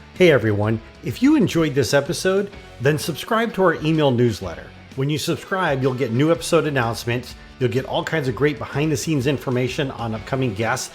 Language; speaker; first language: English; native; English